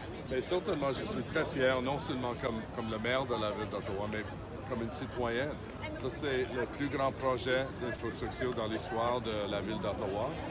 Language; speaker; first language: French; non-native, fluent; English